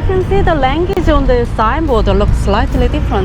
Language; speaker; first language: English; non-native, fluent; Korean